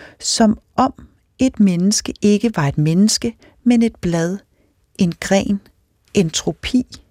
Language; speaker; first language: Danish; native; Danish